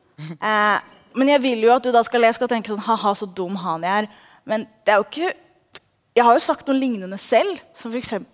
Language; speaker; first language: Norwegian; early bilingual, other home language; Somali